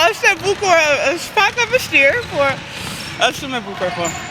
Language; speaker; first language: Albanian; non-native, learner; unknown